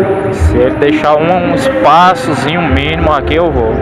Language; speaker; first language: Portuguese; native; Portuguese